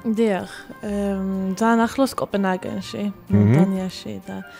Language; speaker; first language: Georgian; early bilingual, heritage; Swedish